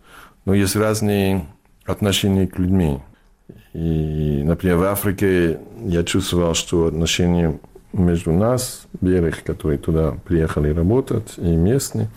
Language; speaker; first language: Russian; non-native, fluent; English